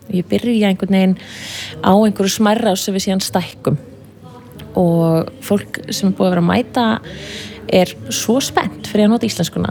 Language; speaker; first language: Icelandic; native; Icelandic